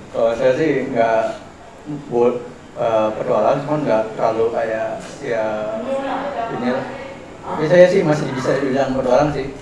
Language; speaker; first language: Indonesian; native; Indonesian